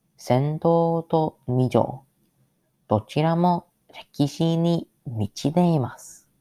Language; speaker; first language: Japanese; non-native, learner; English